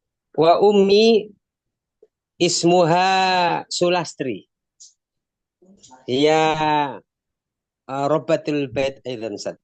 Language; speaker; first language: Arabic; non-native, learner; Indonesian